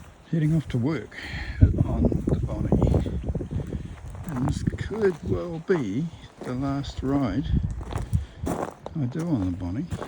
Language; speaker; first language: English; native; English